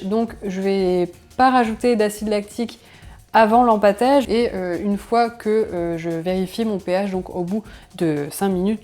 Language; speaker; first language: French; native; French